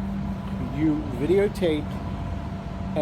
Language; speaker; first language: English; native; English